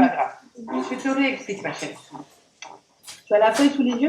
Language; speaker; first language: French; native; French